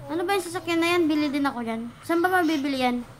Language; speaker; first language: Filipino; native; Filipino